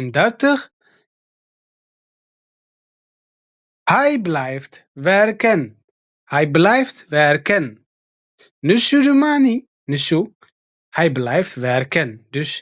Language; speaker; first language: Dutch; non-native, fluent; Tigrinya